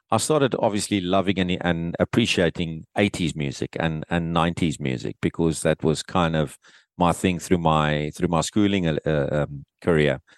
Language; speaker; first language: English; native; English